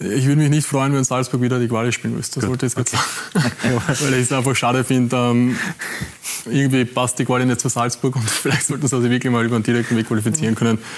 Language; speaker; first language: German; native; German